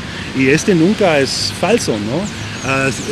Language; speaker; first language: Spanish; non-native, learner; German